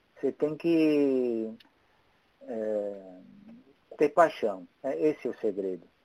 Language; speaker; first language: Portuguese; non-native, fluent; Italian